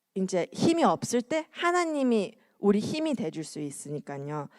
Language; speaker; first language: Korean; early bilingual, heritage; Korean